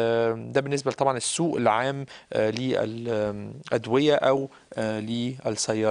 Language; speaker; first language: Arabic; native; Arabic